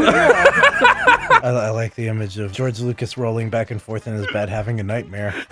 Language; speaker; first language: English; native; English